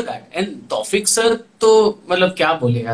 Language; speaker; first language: English; non-native, local second language; Gujarati